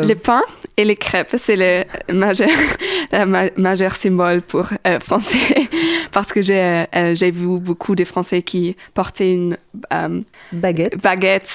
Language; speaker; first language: French; non-native, learner; German